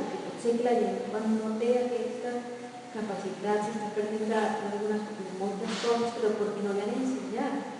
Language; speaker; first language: Catalan; non-native, fluent; Spanish